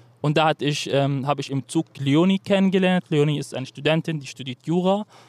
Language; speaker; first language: German; non-native, fluent; Arabic